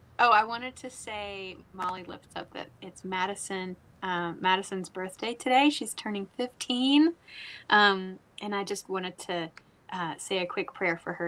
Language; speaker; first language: English; native; English